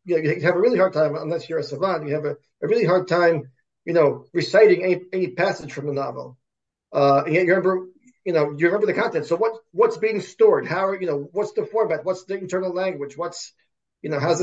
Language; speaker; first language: English; early bilingual, other home language; Russian